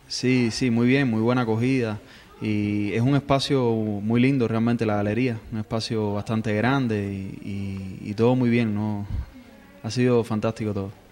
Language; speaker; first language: Spanish; native; Spanish